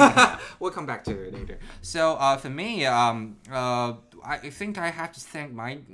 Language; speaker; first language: English; non-native, fluent; Chinese